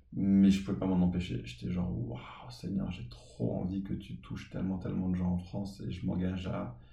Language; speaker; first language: French; early bilingual, other home language; English